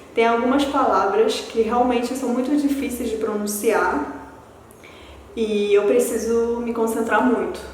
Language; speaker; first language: Portuguese; early bilingual, other home language; Spanish